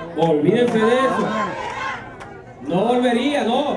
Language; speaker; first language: Spanish; native; Spanish